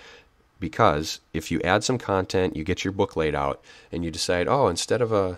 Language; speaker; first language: English; native; English